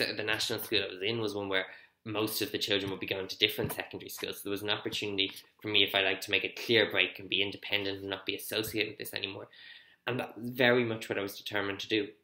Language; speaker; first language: English; native; English